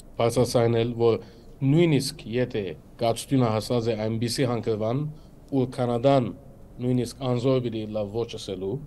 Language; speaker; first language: Armenian; native; Armenian